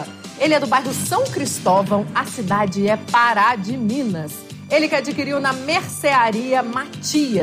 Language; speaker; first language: Portuguese; native; Portuguese